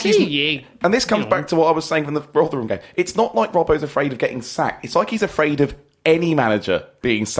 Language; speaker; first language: English; native; English